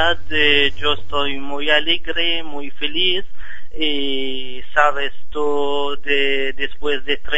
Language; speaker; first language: Spanish; non-native, fluent; Arabic